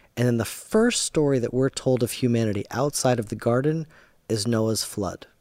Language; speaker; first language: English; native; English